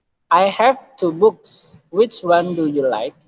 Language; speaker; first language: English; non-native, learner; Indonesian